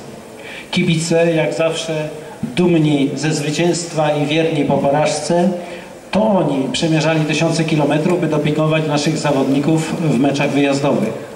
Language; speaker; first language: Polish; native; Polish